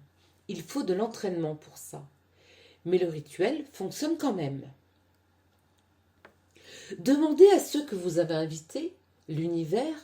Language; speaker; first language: French; native; French